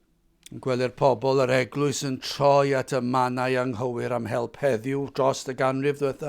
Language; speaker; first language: Welsh; native; Welsh